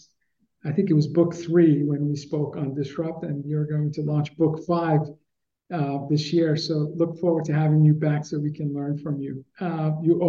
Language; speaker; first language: English; early bilingual, other home language; Persian